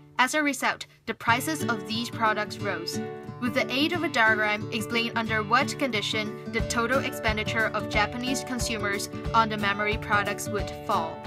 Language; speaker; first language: English; non-native, local second language; Cantonese